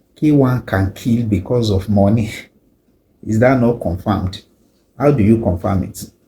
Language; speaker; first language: English; non-native, local second language; Yoruba